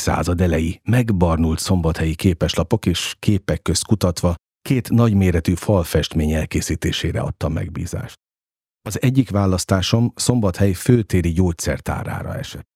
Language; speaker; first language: Hungarian; native; Hungarian